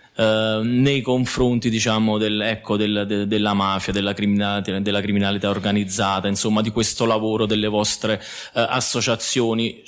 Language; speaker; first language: Italian; native; Italian